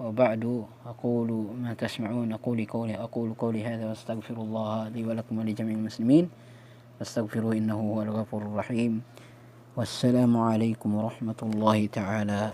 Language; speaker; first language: Arabic; non-native, fluent; Tausug